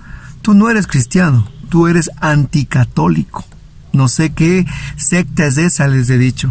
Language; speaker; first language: Spanish; native; Spanish